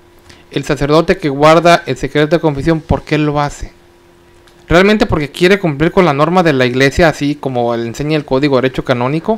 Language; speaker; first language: Spanish; native; Spanish